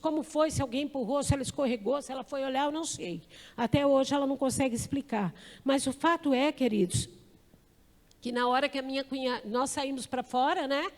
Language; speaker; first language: Portuguese; native; Portuguese